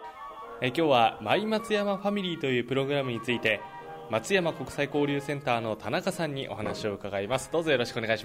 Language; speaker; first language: Japanese; native; Japanese